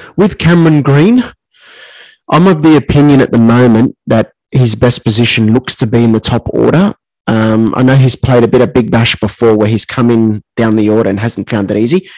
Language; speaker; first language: English; native; English